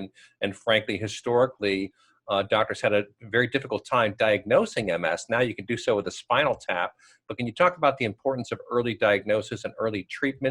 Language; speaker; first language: English; native; English